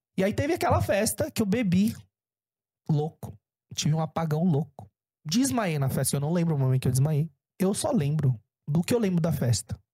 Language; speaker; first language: Portuguese; early bilingual, other home language; Korean